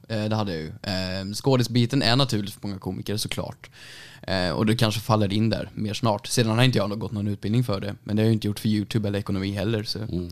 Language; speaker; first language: Swedish; native; Swedish